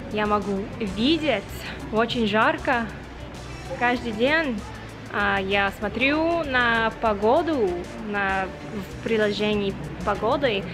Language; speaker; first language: Russian; non-native, learner; English